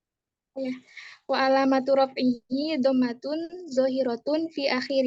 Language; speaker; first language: Arabic; non-native, learner; Indonesian